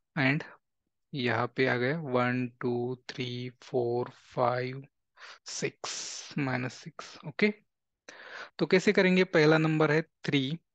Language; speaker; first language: Hindi; non-native, local second language; Marathi